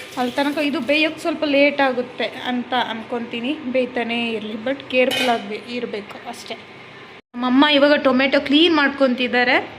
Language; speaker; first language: Kannada; non-native, local second language; Telugu